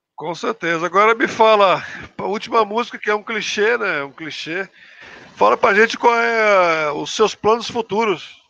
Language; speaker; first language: Portuguese; native; Portuguese